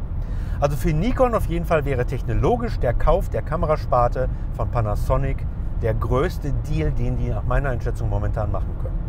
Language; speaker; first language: German; native; German